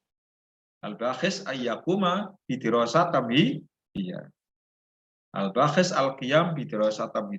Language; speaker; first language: Arabic; non-native, fluent; Indonesian